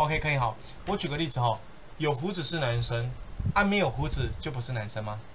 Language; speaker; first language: Chinese; native; Chinese